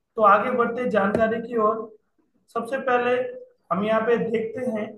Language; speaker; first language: Hindi; non-native, local second language; Nepali